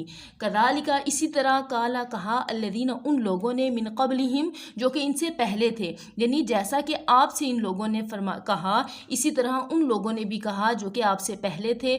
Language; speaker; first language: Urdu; native; Urdu